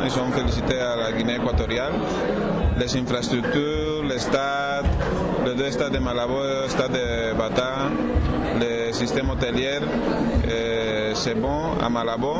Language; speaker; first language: French; non-native, learner; Spanish